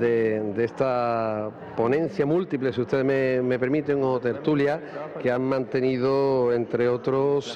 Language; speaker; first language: Spanish; native; Spanish